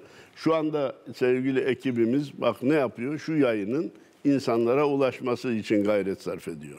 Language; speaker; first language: Turkish; native; Turkish